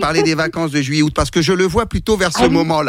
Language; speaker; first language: French; native; French